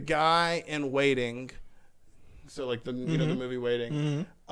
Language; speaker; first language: English; native; English